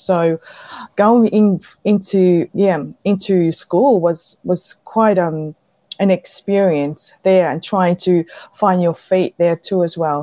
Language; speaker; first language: English; non-native, fluent; Samoan